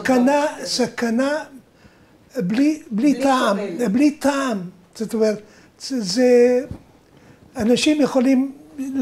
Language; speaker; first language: Hebrew; non-native, fluent; Arabic